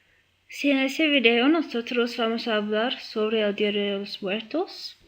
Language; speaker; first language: Spanish; non-native, learner; English